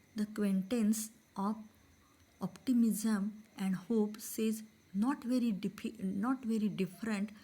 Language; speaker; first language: English; non-native, local second language; Marathi